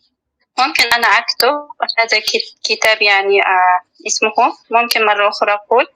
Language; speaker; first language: Arabic; non-native, learner; Uzbek